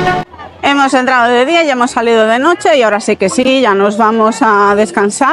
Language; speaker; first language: Spanish; native; Spanish